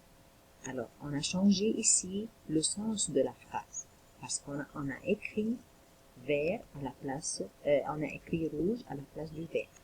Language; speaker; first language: French; non-native, local second language; Arabic